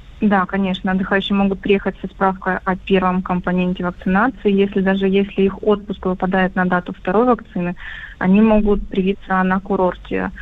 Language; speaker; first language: Russian; native; Russian